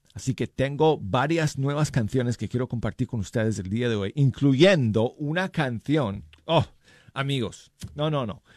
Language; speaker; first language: Spanish; non-native, fluent; English